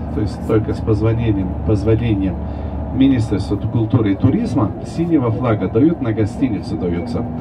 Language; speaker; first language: Russian; non-native, fluent; Turkish